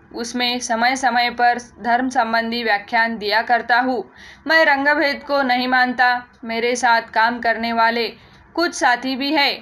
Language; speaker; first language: Hindi; non-native, local second language; Marathi